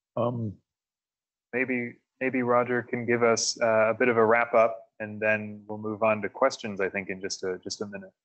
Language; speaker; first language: English; native; English